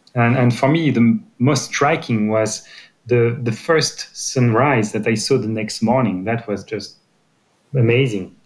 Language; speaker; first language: English; non-native, fluent; French